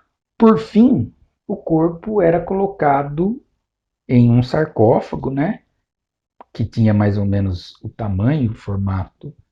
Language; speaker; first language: Portuguese; native; Portuguese